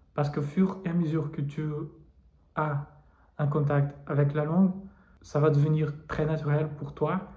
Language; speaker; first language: French; non-native, fluent; Portuguese